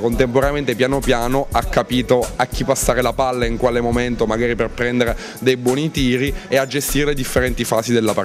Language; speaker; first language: Italian; native; Italian